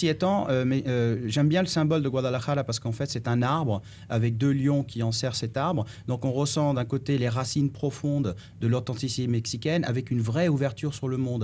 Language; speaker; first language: French; native; French